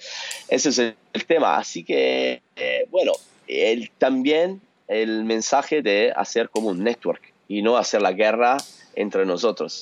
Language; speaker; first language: Spanish; non-native, learner; Italian